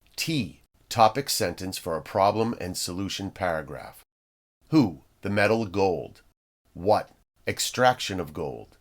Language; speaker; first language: English; native; English